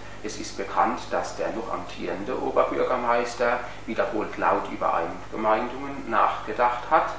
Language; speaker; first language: German; native; German